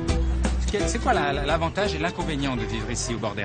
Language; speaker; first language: French; native; French